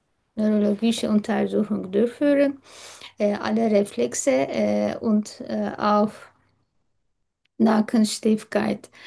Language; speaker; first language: German; non-native, learner; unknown